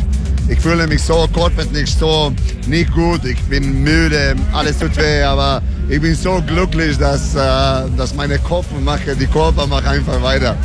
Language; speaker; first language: German; non-native, learner; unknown